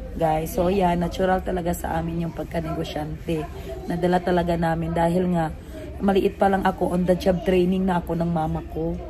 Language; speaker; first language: Filipino; non-native, local second language; Cebuano